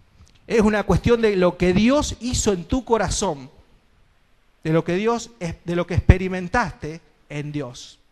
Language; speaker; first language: Spanish; native; Spanish